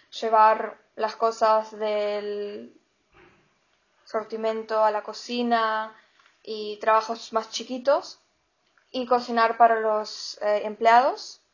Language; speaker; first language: Spanish; non-native, learner; German